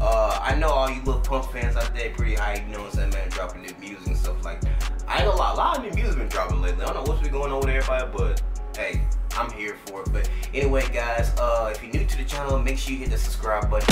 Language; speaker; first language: English; native; English